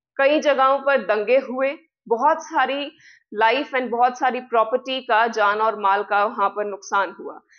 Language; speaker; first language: Hindi; non-native, local second language; Punjabi